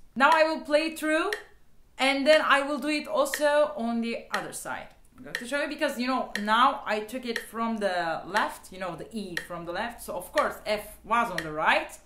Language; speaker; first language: English; non-native, fluent; Turkish